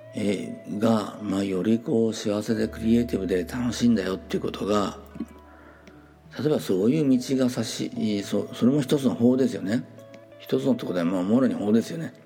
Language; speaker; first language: Japanese; native; Japanese